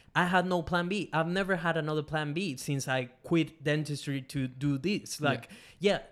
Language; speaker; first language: English; non-native, fluent; Spanish